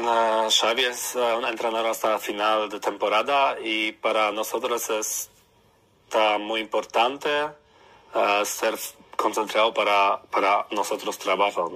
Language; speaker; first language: Spanish; non-native, learner; Polish